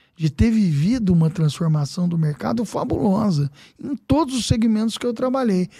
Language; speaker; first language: Portuguese; native; Portuguese